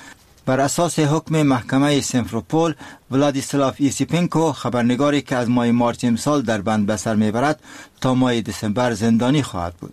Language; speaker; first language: Persian; native; Persian